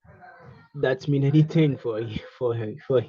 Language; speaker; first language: English; non-native, learner; Haitian Creole